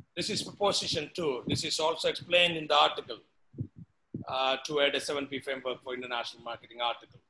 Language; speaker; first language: English; non-native, local second language; Malayalam